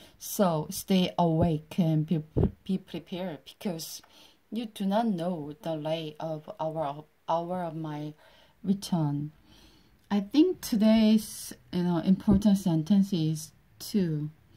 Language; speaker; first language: English; non-native, learner; Korean